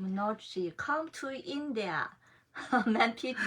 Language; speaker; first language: Hindi; non-native, fluent; Chinese